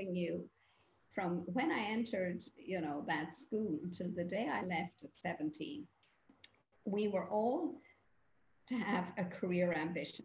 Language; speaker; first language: English; native; English